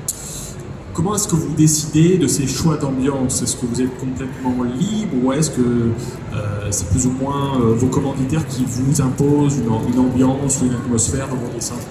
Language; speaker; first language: French; native; French